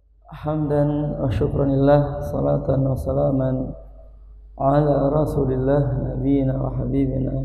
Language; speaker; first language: Arabic; non-native, fluent; Indonesian